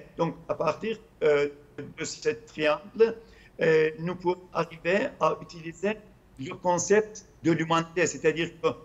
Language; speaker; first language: French; non-native, fluent; Turkish